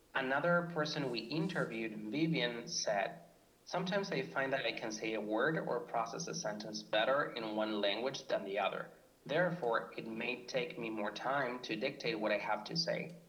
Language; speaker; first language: English; non-native, fluent; Spanish